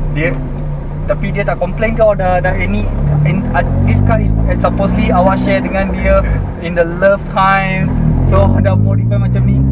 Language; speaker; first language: Malay; native; Malay